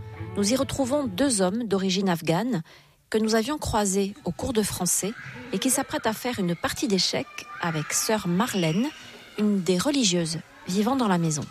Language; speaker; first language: French; native; French